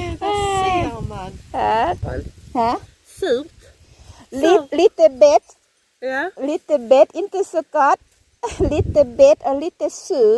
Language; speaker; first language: Swedish; non-native, learner; Thai